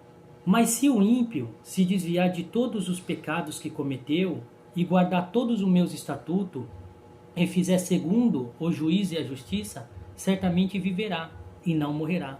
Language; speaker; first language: Portuguese; native; Portuguese